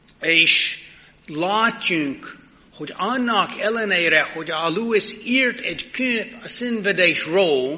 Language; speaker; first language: Hungarian; non-native, learner; English